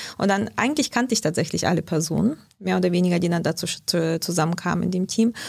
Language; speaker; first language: German; early bilingual, other home language; Russian